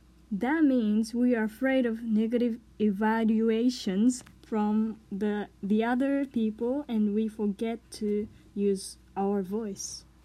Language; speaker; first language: English; non-native, learner; Japanese